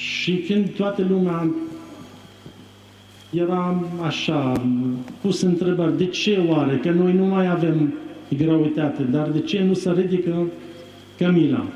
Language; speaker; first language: Romanian; non-native, fluent; Arabic